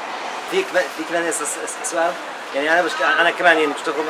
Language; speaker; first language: Arabic; non-native, learner; English